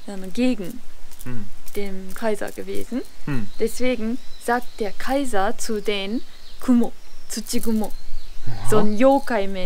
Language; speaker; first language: German; non-native, fluent; Japanese